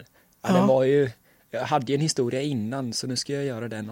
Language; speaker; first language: Swedish; native; Swedish